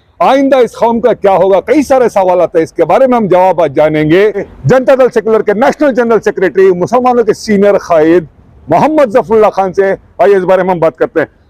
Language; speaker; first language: Hindi; non-native, local second language; Urdu